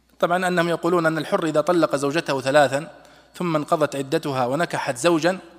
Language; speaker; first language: Arabic; native; Arabic